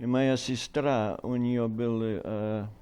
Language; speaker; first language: Russian; early bilingual, heritage; Russian